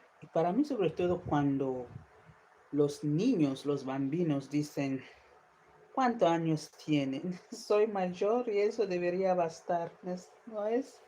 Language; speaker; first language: Spanish; non-native, fluent; English